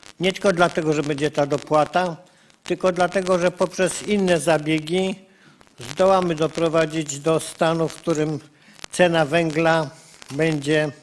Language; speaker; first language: Polish; native; Polish